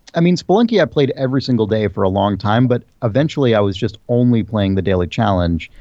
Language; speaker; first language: English; native; English